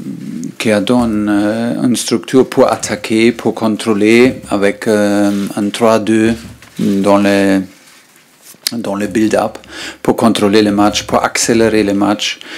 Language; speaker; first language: French; non-native, learner; German